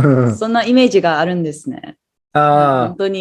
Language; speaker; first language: Japanese; non-native, fluent; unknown